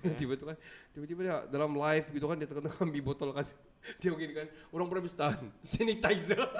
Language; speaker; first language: Malay; native; Malay